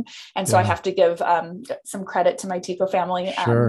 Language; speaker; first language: English; native; English